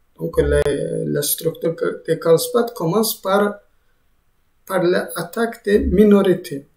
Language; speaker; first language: French; non-native, fluent; Azerbaijani